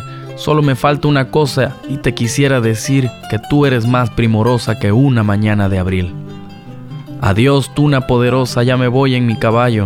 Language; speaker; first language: Spanish; native; Spanish